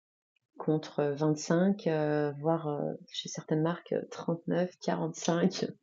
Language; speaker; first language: French; native; French